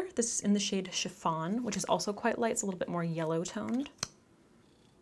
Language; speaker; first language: English; native; English